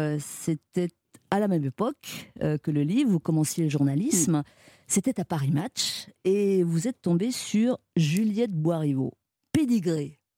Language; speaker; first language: French; native; French